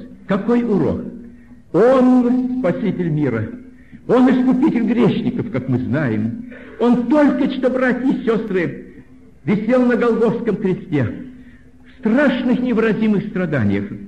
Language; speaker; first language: Russian; native; Russian